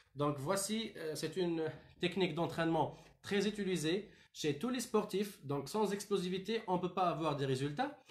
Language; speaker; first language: French; non-native, local second language; Arabic